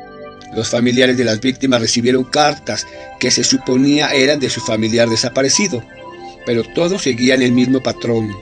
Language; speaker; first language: Spanish; native; Spanish